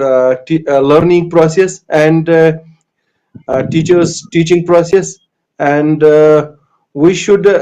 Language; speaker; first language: English; non-native, local second language; Kashmiri